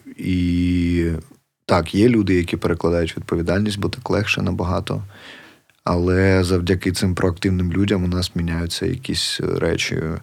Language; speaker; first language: Ukrainian; native; Ukrainian